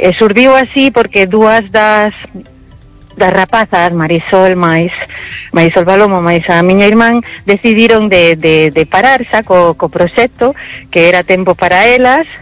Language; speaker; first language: Galician; early bilingual, heritage; Galician